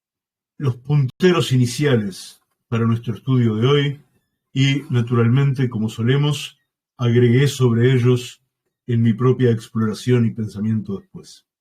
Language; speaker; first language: Spanish; native; Spanish